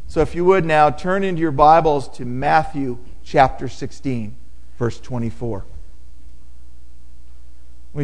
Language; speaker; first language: English; native; English